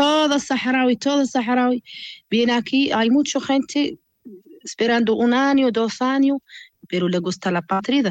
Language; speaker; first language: Spanish; non-native, learner; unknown